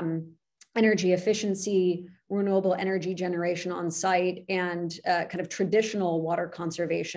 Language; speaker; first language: English; native; English